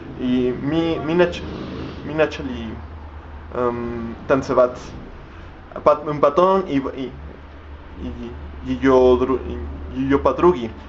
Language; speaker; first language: Russian; non-native, learner; Spanish